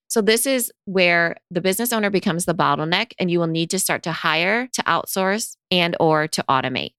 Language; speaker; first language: English; native; English